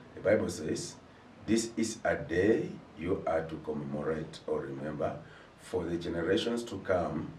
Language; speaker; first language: English; non-native, local second language; Swahili